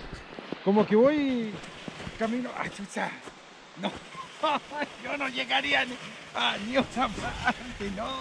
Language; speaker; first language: Spanish; native; Spanish